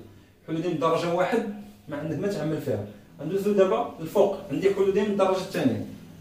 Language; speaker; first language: Arabic; native; Arabic